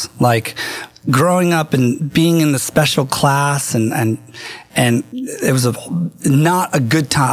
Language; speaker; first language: English; native; English